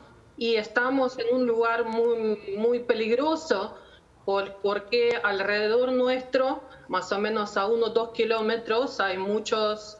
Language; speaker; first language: Spanish; non-native, learner; Ukrainian